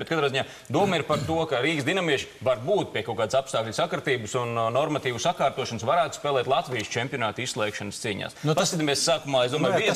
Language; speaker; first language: Latvian; native; Latvian